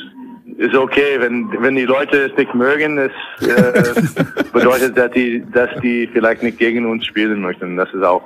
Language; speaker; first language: German; non-native, fluent; English